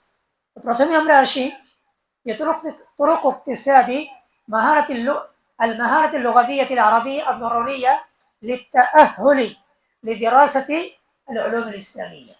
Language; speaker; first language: Arabic; non-native, fluent; Bangla